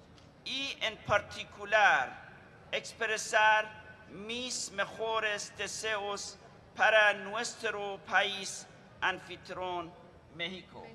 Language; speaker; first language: Spanish; non-native, fluent; Persian